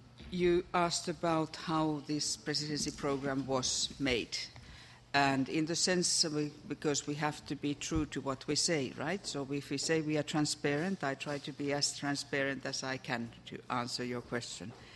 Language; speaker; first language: English; non-native, fluent; Finnish